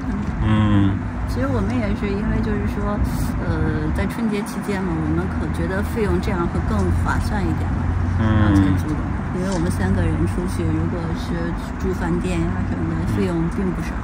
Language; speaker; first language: Chinese; native; Chinese